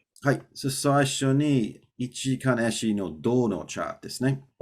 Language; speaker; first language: Japanese; non-native, learner; English